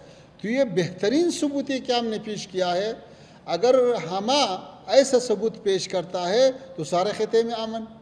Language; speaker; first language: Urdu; non-native, fluent; Pashto